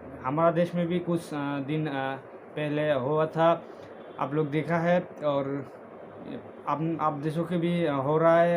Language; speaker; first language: Hindi; non-native, learner; Bangla